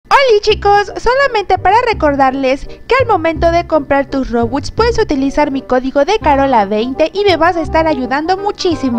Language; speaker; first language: Spanish; native; Spanish